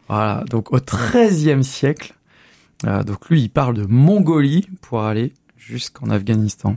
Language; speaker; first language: French; native; French